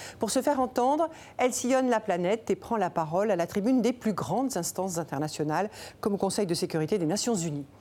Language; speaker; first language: French; native; French